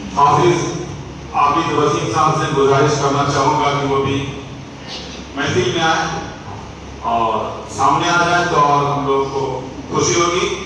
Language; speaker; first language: Urdu; native; Urdu